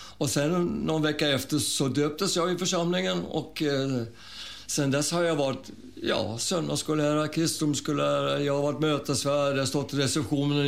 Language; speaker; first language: Swedish; non-native, fluent; German